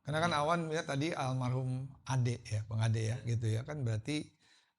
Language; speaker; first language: Indonesian; native; Indonesian